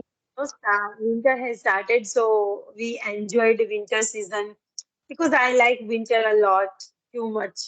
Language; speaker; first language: English; non-native, learner; Gujarati